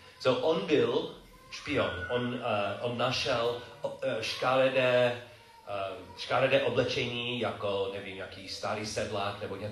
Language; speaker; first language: Czech; non-native, fluent; English